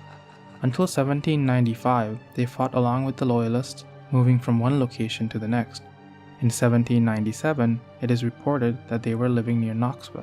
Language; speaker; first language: English; native; English